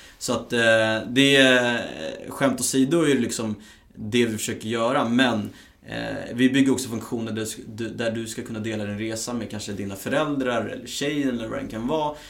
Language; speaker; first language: Swedish; early bilingual, other home language; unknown